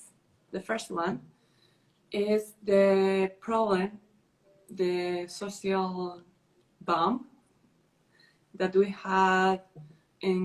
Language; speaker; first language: English; non-native, learner; Spanish